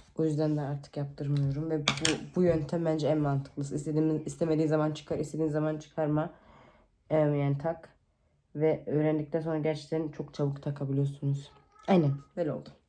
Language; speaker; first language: Turkish; early bilingual, heritage; Turkish